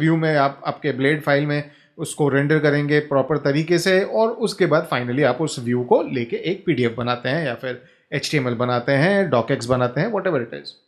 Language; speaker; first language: Hindi; native; Hindi